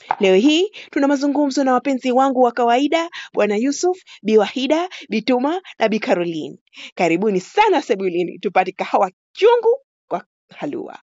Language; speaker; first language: Swahili; native; Swahili